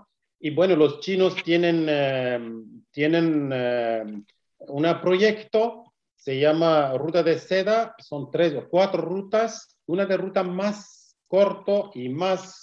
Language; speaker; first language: Spanish; non-native, learner; Kurdish